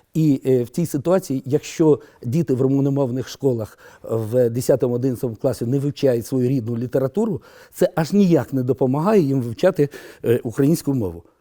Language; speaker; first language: Ukrainian; non-native, local second language; Romanian